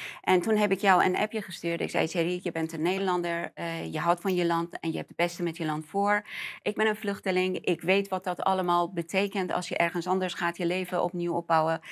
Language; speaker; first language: Dutch; non-native, fluent; Persian